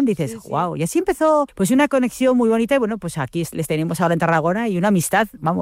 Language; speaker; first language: Spanish; native; Spanish